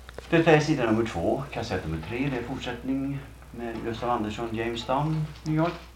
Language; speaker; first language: Swedish; native; Swedish